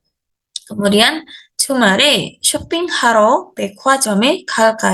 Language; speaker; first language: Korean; non-native, fluent; Indonesian